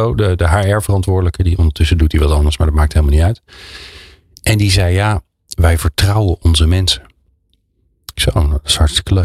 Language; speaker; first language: Dutch; native; Dutch